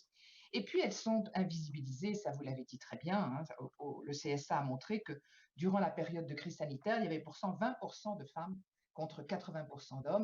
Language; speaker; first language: French; native; French